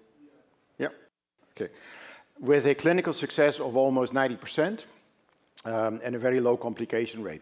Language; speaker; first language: English; non-native, fluent; Dutch